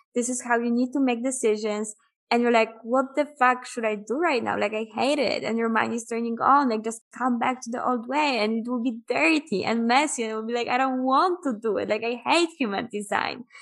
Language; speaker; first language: English; non-native, fluent; Polish